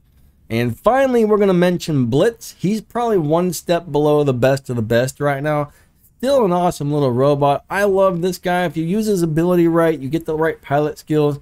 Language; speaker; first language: English; native; English